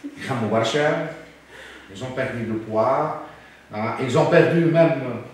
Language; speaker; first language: French; non-native, local second language; Arabic